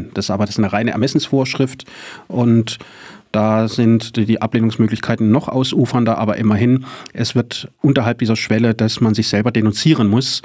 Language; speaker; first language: German; native; German